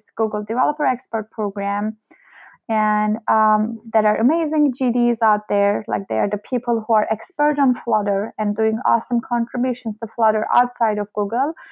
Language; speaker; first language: English; non-native, fluent; Turkish